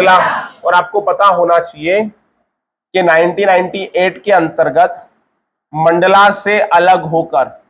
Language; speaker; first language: Hindi; native; Hindi